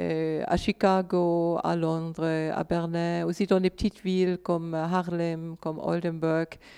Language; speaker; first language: French; non-native, fluent; German